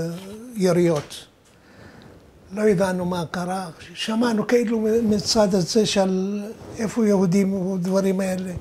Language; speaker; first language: Hebrew; non-native, fluent; Arabic